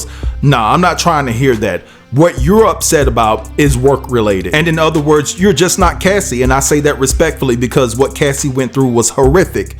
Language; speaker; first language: English; native; English